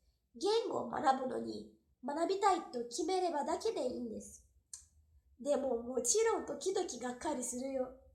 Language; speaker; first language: Japanese; non-native, fluent; Portuguese